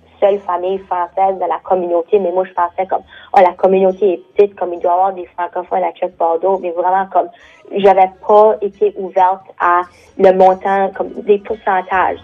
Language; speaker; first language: French; native; French